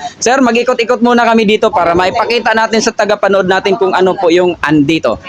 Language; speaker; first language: Filipino; non-native, local second language; Cebuano